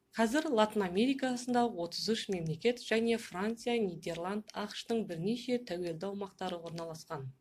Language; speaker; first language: Kazakh; native; Kazakh